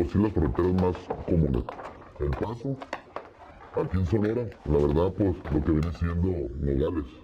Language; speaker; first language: Spanish; native; Spanish